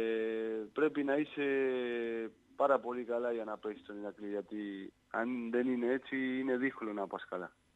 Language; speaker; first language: Greek; non-native, learner; Spanish